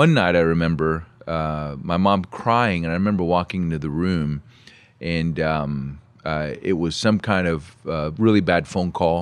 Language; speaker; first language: English; early bilingual, other home language; Spanish